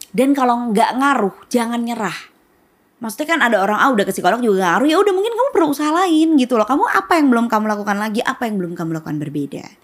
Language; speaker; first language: Indonesian; native; Indonesian